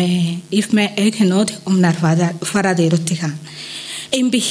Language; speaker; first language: Dutch; non-native, learner; Spanish